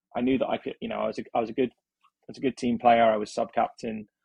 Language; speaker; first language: English; native; English